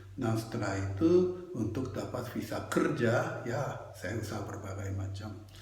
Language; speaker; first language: Indonesian; non-native, fluent; Japanese